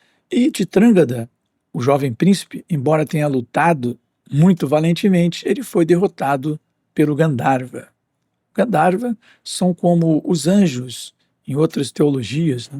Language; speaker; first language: Portuguese; native; Portuguese